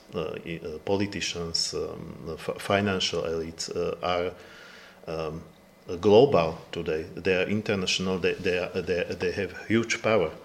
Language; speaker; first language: English; non-native, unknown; Slovak